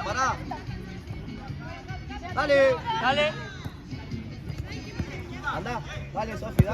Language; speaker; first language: Spanish; native; Spanish